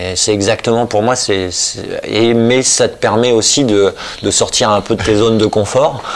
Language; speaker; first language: French; native; French